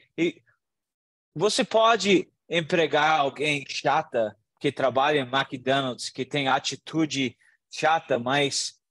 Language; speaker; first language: Portuguese; non-native, learner; English